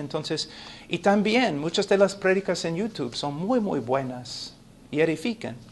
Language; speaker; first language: Spanish; non-native, fluent; English